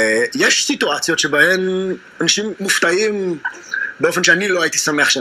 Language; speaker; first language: Hebrew; native; Hebrew